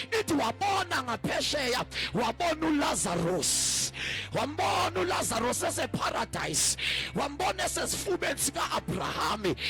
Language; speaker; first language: Zulu; non-native, local second language; Xhosa